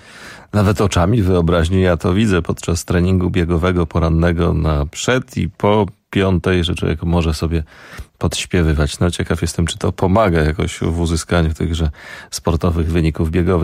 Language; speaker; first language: Polish; native; Polish